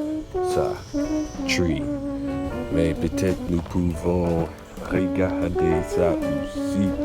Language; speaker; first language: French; non-native, learner; English